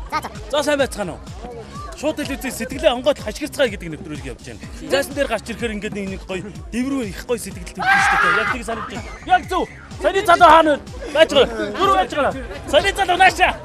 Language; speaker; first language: Mongolian; native; Mongolian